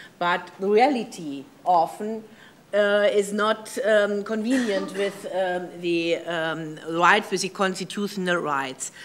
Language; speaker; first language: English; non-native, learner; German